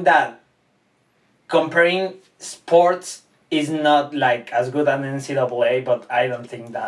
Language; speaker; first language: English; non-native, fluent; Spanish